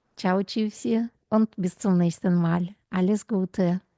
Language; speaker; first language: German; non-native, fluent; Russian